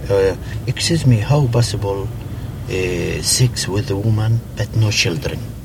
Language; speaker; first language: English; non-native, learner; Arabic